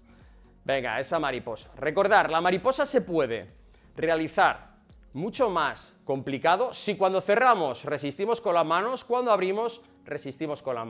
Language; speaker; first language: Spanish; native; Spanish